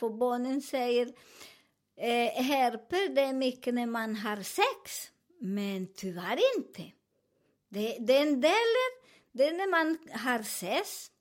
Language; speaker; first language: Swedish; non-native, fluent; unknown